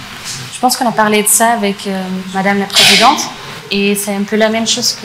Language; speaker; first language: French; non-native, fluent; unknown